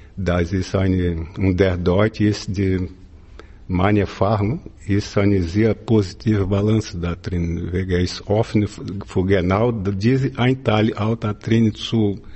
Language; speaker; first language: German; non-native, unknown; Portuguese